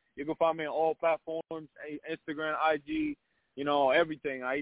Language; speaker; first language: English; early bilingual, other home language; Spanish